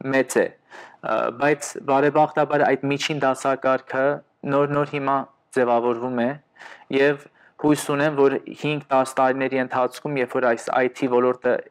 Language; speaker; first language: Armenian; early bilingual, heritage; Armenian